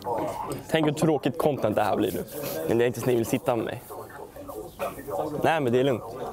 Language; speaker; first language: Swedish; native; Swedish